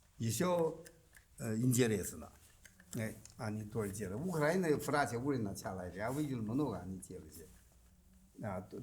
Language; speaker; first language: Russian; non-native, learner; Chinese